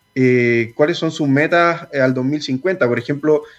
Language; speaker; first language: Spanish; native; Spanish